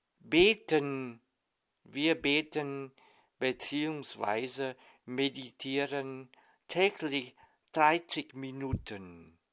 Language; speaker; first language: German; non-native, fluent; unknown